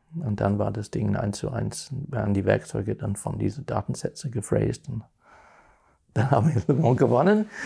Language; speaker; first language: German; non-native, fluent; English